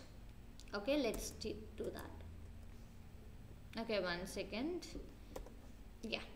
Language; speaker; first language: English; non-native, local second language; Hindi